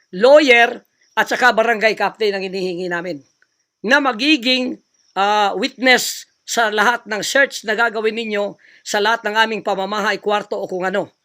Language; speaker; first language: Filipino; non-native, local second language; Cebuano